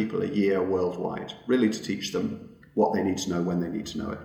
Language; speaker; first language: English; native; English